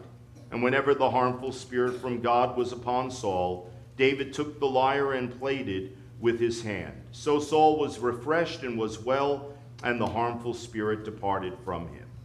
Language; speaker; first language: English; native; English